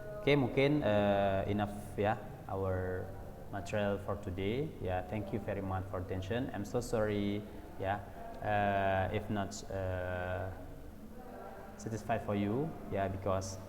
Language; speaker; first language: English; non-native, learner; Indonesian